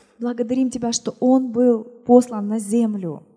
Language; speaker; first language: Russian; native; Russian